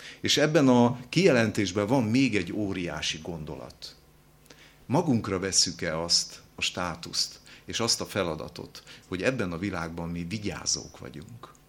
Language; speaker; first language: Hungarian; native; Hungarian